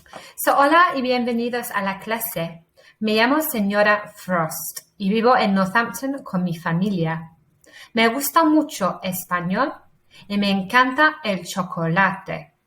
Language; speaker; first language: Spanish; non-native, fluent; English